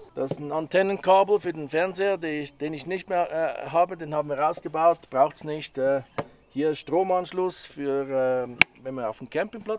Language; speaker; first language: German; native; German